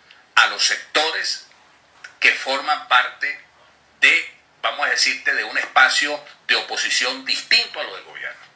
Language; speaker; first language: Spanish; native; Spanish